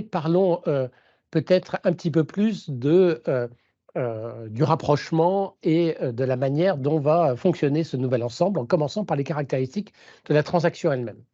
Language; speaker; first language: French; native; French